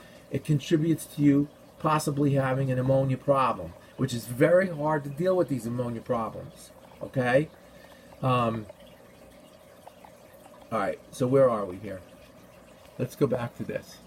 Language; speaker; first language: English; native; English